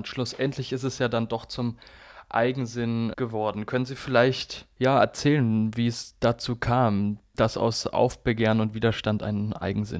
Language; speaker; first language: German; native; German